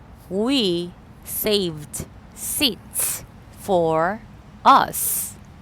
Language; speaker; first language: English; non-native, fluent; Korean